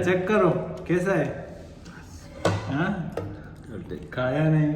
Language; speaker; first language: Hindi; non-native, local second language; Tulu